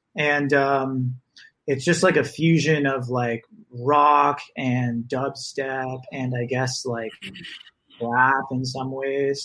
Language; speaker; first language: English; native; English